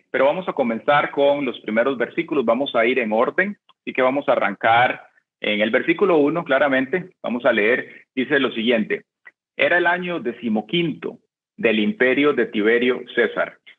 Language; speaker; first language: Spanish; native; Spanish